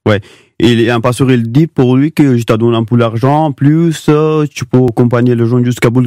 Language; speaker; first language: French; non-native, learner; Pashto